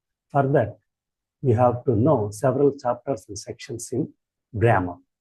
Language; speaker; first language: English; non-native, local second language; Telugu